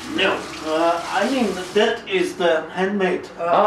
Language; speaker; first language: English; non-native, learner; Arabic